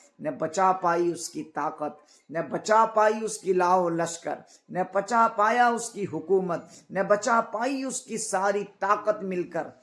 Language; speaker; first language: Urdu; native; Urdu